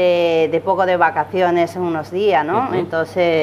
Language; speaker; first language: Spanish; non-native, learner; Chinese